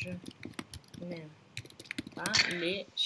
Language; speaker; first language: French; non-native, fluent; Russian